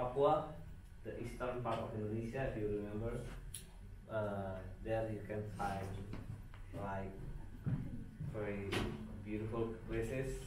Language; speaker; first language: English; non-native, fluent; Indonesian